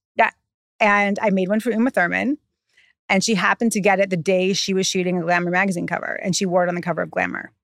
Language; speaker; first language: English; native; English